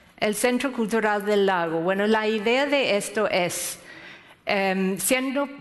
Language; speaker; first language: Spanish; non-native, fluent; English